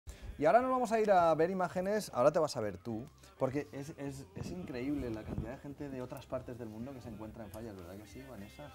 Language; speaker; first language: Spanish; native; Spanish